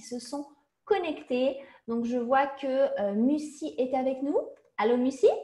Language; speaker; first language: French; native; French